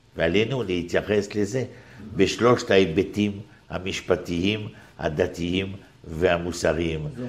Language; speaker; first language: Hebrew; non-native, fluent; French